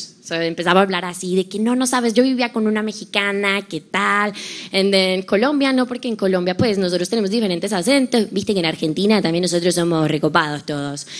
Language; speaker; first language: Spanish; native; Spanish